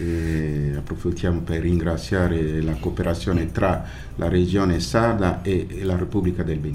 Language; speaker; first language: Italian; non-native, fluent; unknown